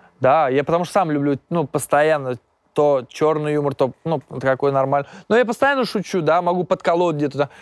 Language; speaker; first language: Russian; non-native, local second language; Tatar